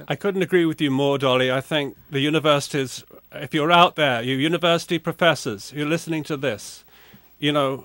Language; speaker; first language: English; native; English